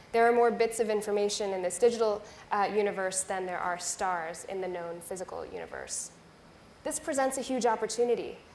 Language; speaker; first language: English; native; English